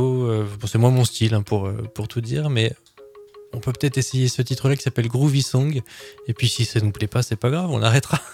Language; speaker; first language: French; native; French